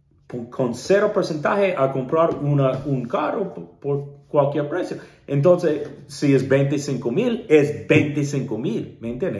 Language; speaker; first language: Spanish; non-native, learner; English